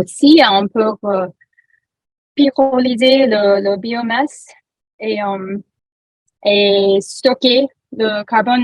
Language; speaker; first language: French; non-native, learner; English